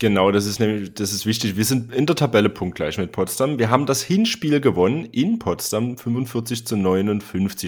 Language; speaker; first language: German; native; German